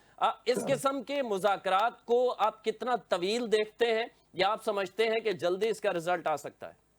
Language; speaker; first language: Urdu; non-native, local second language; Punjabi